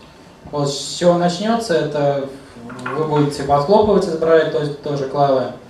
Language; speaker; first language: Russian; native; Russian